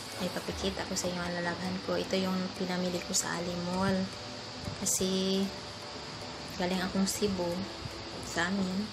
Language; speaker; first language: Filipino; non-native, local second language; Cebuano